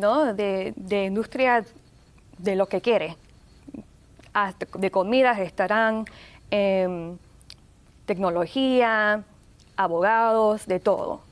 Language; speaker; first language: Spanish; early bilingual, heritage; Spanish